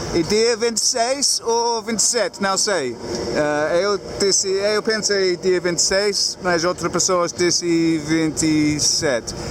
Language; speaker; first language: Portuguese; non-native, learner; English